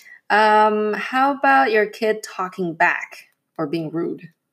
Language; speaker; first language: English; non-native, fluent; Chinese